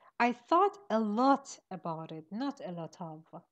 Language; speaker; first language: English; non-native, fluent; Persian